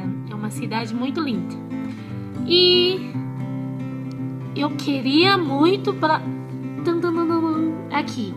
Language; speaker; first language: Portuguese; non-native, fluent; Chinese